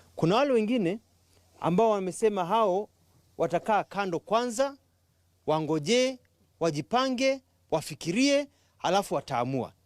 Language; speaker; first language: Swahili; non-native, local second language; Kamba